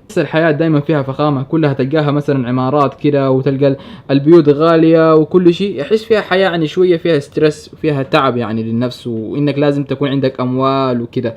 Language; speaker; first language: Arabic; native; Arabic